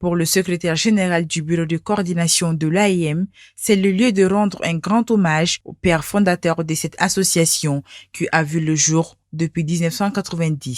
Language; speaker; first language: French; non-native, local second language; Bambara